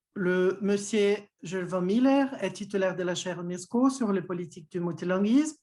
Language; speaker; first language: French; non-native, fluent; Portuguese